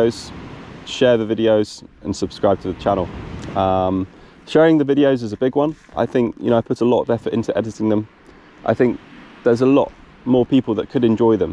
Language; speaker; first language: English; native; English